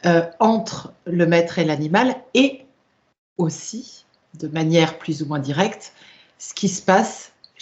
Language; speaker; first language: French; native; French